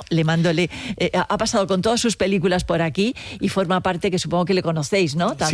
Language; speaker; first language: Spanish; native; Spanish